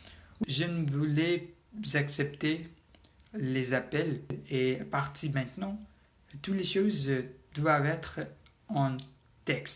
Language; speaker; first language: French; non-native, learner; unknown